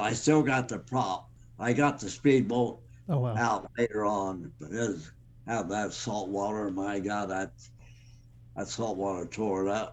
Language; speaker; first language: English; native; English